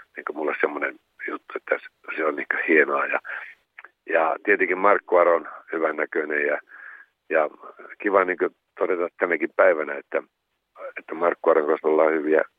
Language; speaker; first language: Finnish; native; Finnish